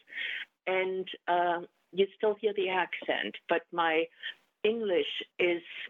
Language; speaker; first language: English; non-native, fluent; German